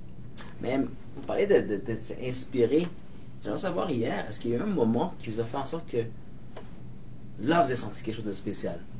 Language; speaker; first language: French; native; French